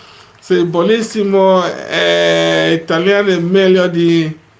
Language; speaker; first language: Italian; non-native, learner; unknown